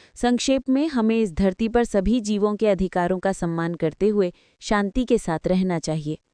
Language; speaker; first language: Hindi; non-native, local second language; Malayalam